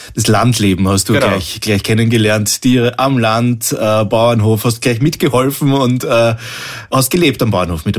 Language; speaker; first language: German; native; German